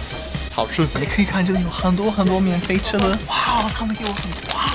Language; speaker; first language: Chinese; non-native, fluent; English